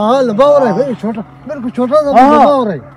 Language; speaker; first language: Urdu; non-native, local second language; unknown